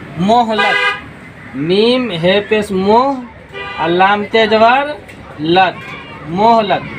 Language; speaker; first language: Hindi; native; Hindi